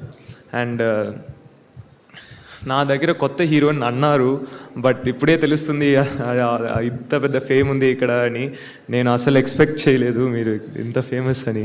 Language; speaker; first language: Telugu; non-native, learner; Tamil